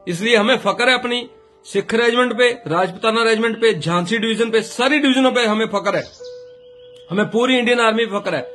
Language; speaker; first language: Hindi; non-native, local second language; Punjabi